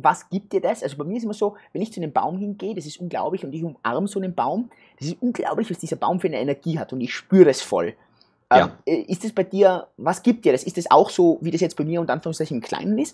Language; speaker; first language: German; native; German